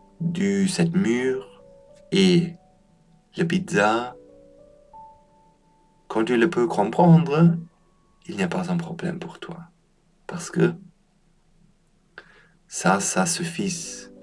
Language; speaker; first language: French; non-native, learner; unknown